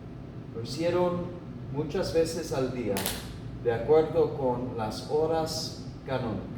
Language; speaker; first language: Spanish; non-native, fluent; English